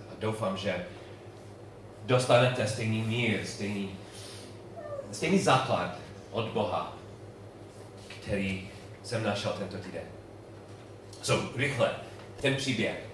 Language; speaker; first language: Czech; non-native, learner; English